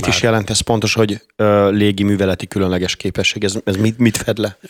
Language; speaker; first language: Hungarian; native; Hungarian